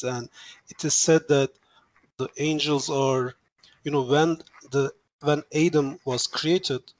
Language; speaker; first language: English; non-native, fluent; Turkish